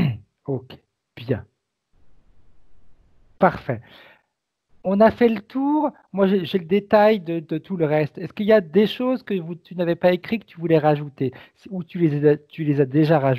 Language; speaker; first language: French; native; French